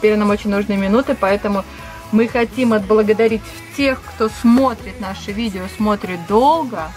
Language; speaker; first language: Russian; native; Russian